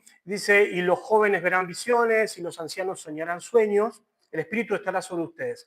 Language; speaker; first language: Spanish; native; Spanish